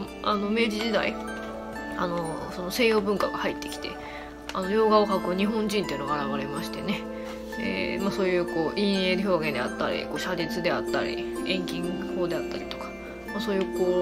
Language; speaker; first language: Japanese; native; Japanese